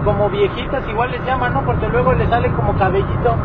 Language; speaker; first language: Spanish; native; Spanish